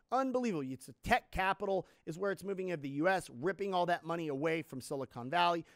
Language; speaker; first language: English; native; English